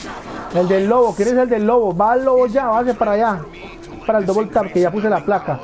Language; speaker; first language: Spanish; native; Spanish